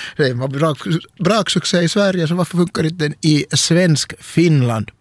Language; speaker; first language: Swedish; native; Swedish